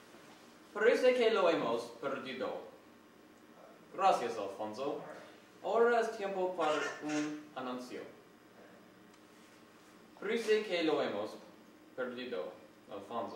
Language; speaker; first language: Spanish; non-native, learner; English